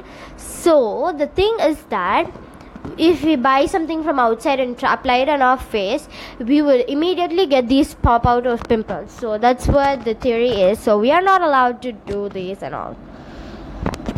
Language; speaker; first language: English; non-native, local second language; Tamil